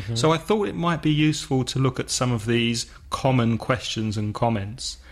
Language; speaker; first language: English; native; English